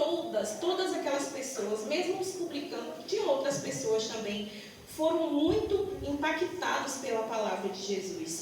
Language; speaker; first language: Portuguese; native; Portuguese